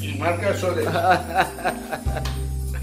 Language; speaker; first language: Portuguese; non-native, learner; Spanish